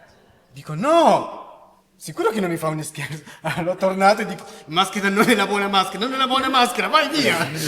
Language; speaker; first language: Italian; non-native, learner; Spanish